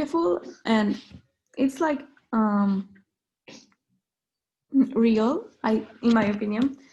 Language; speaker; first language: English; non-native, learner; Spanish